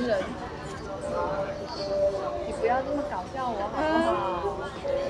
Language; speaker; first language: Chinese; non-native, local second language; Cantonese